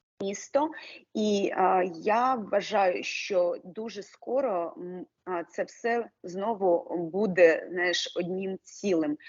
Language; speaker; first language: Ukrainian; non-native, local second language; Russian